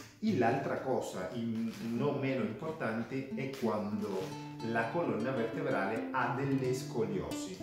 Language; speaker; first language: Italian; non-native, fluent; Spanish